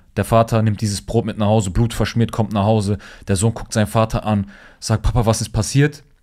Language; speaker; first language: German; early bilingual, other home language; Turkish